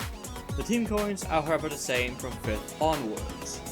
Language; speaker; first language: English; native; English